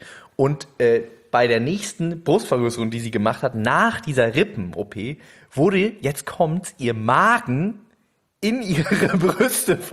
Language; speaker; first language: German; native; German